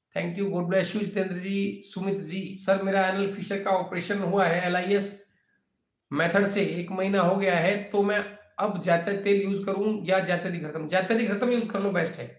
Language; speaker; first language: Hindi; native; Hindi